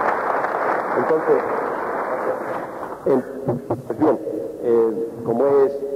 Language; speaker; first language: Spanish; native; Spanish